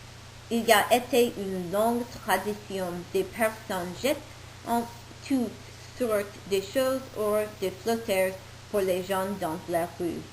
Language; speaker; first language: French; non-native, learner; English